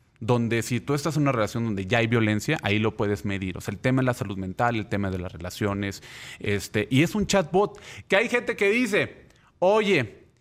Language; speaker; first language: Spanish; native; Spanish